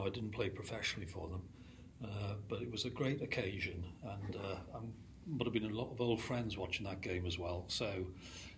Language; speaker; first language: English; native; English